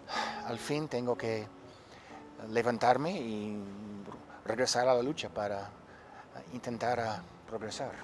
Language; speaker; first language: Spanish; non-native, fluent; English